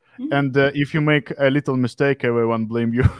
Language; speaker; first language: English; non-native, fluent; Russian